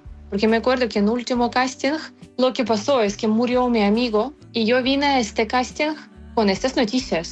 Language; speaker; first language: Spanish; non-native, fluent; Ukrainian